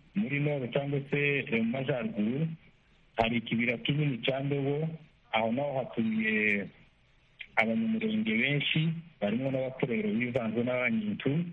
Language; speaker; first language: Kinyarwanda; native; Kinyarwanda